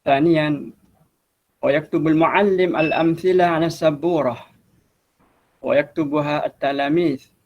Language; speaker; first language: Arabic; non-native, fluent; Malay